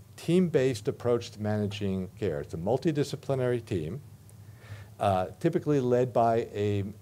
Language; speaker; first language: English; native; English